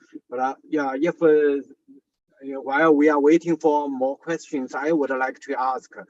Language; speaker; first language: English; non-native, fluent; Chinese